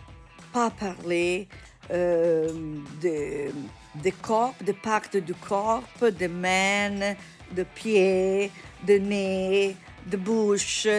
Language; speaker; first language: French; non-native, learner; Italian